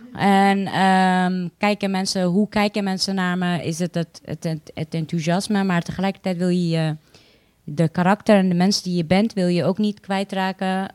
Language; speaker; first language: Dutch; early bilingual, other home language; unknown